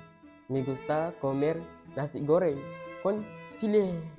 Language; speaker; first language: Spanish; non-native, learner; Malay